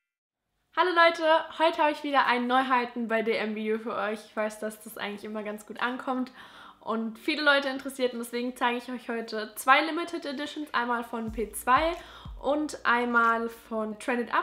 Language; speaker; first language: German; native; German